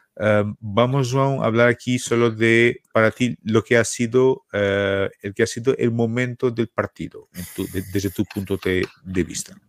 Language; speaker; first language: Spanish; non-native, fluent; Portuguese